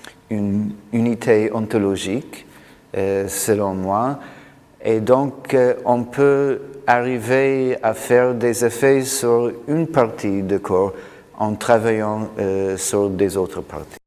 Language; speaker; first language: French; non-native, fluent; English